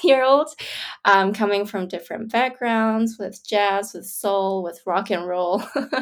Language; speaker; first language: English; non-native, local second language; Cantonese